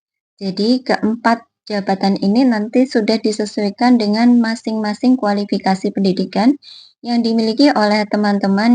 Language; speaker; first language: Indonesian; native; Indonesian